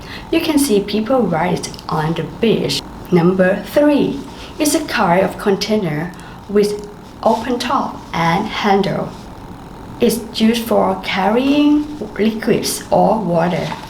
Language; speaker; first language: English; non-native, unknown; Thai